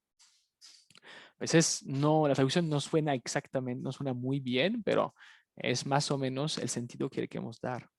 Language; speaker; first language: Spanish; native; Spanish